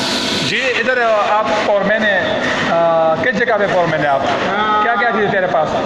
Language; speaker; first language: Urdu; non-native, local second language; Pashto